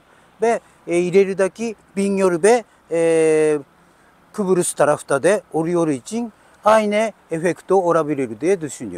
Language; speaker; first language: Turkish; non-native, learner; Japanese